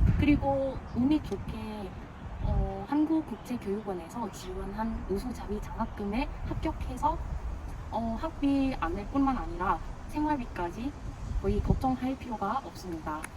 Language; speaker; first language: Korean; non-native, fluent; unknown